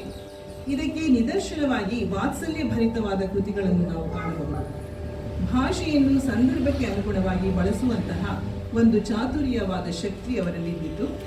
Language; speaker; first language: Kannada; native; Kannada